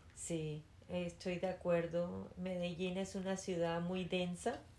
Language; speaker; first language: Spanish; early bilingual, heritage; Spanish